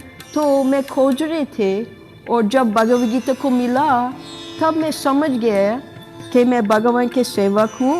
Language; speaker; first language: Hindi; non-native, learner; English